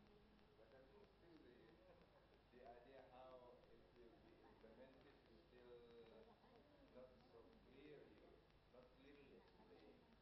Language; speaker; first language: English; non-native, fluent; Indonesian